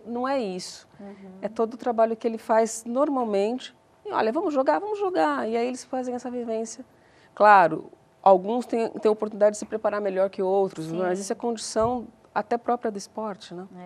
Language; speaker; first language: Portuguese; native; Portuguese